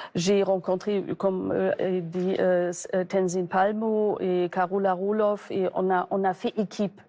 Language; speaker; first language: French; non-native, fluent; German